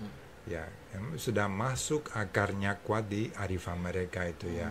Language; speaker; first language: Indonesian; non-native, fluent; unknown